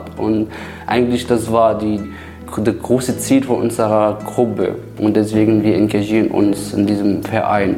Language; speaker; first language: German; non-native, fluent; Arabic